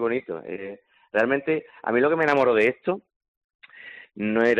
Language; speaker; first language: Spanish; native; Spanish